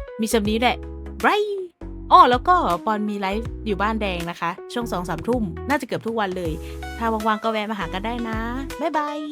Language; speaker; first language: Thai; native; Thai